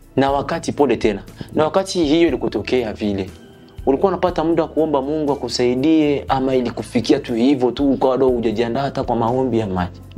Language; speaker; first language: Swahili; native; Swahili